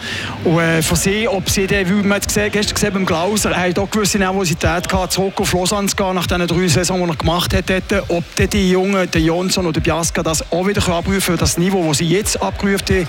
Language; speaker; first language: German; native; German